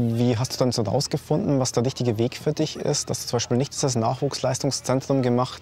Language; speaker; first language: German; native; German